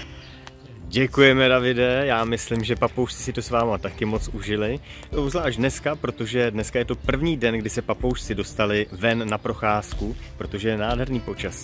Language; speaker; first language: Czech; native; Czech